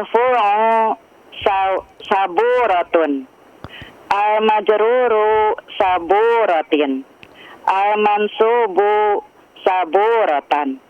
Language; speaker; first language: Arabic; non-native, learner; Indonesian